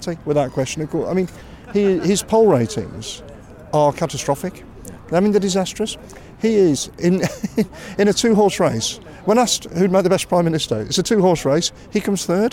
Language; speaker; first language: English; native; English